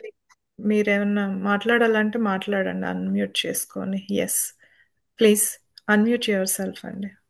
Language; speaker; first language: Telugu; native; Telugu